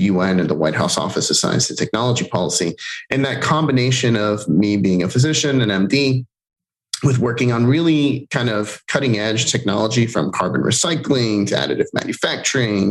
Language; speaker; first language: English; non-native, fluent; Spanish